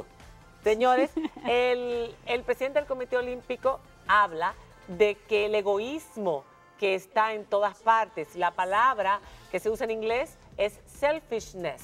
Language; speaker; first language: Spanish; native; Spanish